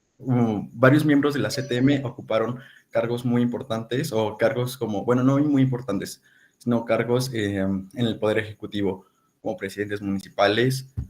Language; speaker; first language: Spanish; native; Spanish